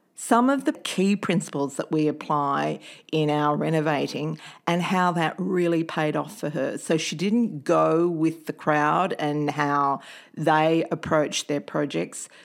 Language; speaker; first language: English; native; English